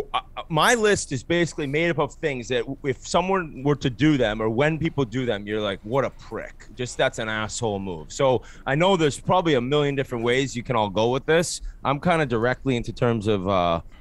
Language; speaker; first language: English; native; English